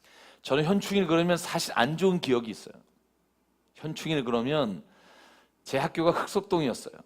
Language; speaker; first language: Korean; native; Korean